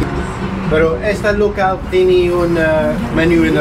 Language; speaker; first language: Spanish; non-native, learner; English